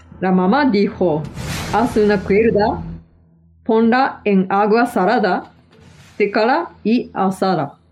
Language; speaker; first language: Spanish; non-native, fluent; Japanese